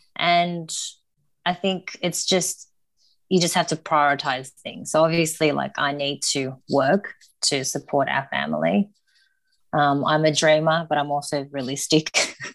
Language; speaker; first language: English; early bilingual, other home language; Japanese